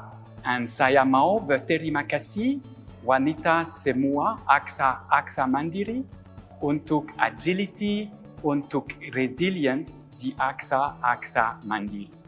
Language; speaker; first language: Indonesian; non-native, learner; French